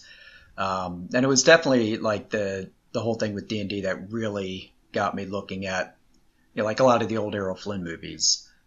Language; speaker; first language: English; native; English